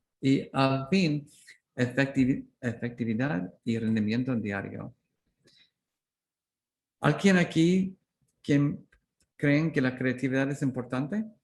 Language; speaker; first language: Spanish; non-native, learner; English